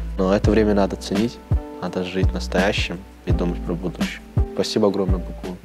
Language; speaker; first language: Russian; non-native, fluent; Turkmen